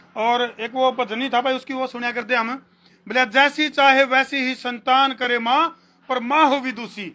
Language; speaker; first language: Hindi; native; Hindi